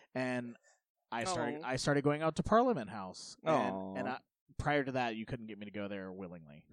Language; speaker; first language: English; native; English